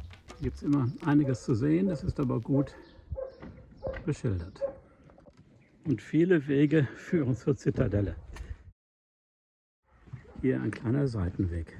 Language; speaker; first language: German; native; German